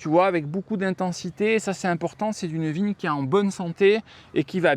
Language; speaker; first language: French; native; French